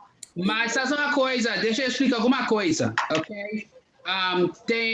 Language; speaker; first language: Portuguese; non-native, fluent; English